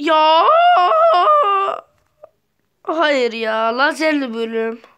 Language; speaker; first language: Turkish; native; Turkish